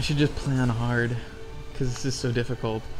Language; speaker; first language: English; native; English